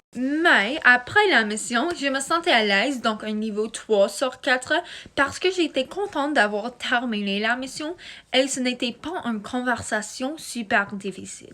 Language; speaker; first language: French; non-native, local second language; English